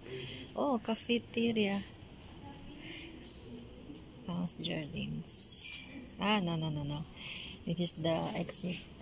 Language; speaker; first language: English; non-native, fluent; Filipino